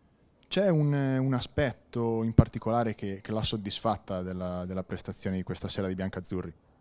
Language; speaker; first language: Italian; native; Italian